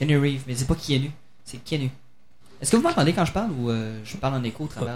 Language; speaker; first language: French; native; French